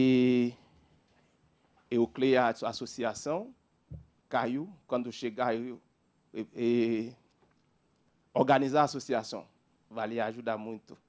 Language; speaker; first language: Portuguese; non-native, learner; Haitian Creole